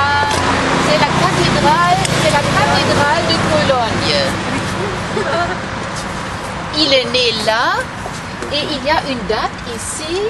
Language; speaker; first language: French; non-native, fluent; German